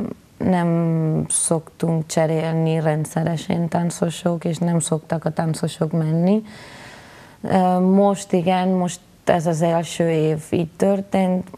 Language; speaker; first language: Hungarian; non-native, learner; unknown